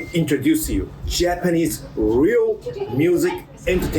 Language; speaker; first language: English; non-native, learner; Japanese